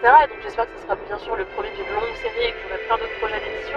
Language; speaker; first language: French; native; French